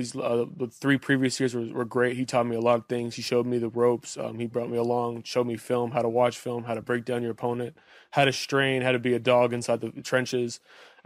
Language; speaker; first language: English; native; English